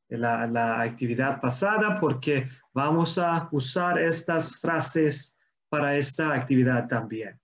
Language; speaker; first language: Spanish; non-native, fluent; English